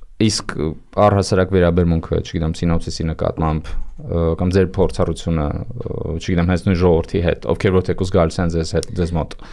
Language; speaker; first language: Armenian; native; Armenian